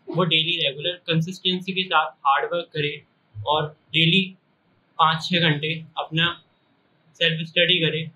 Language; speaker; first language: Hindi; native; Hindi